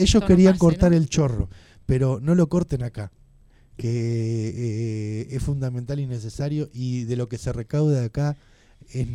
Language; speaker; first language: Spanish; native; Spanish